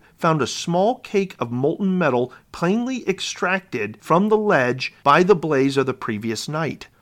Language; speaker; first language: English; native; English